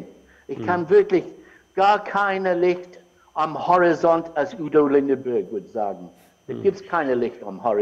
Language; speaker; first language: German; non-native, fluent; English